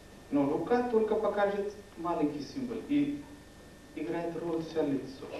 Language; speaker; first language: Russian; non-native, learner; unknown